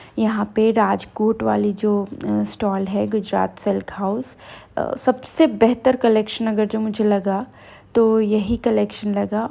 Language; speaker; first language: Hindi; native; Hindi